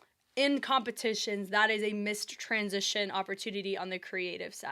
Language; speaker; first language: English; native; English